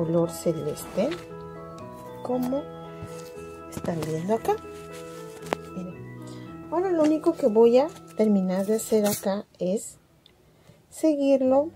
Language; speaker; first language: Spanish; native; Spanish